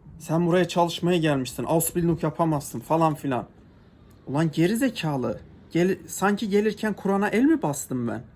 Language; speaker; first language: Turkish; native; Turkish